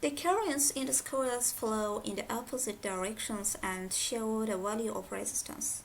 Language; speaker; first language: English; non-native, fluent; Azerbaijani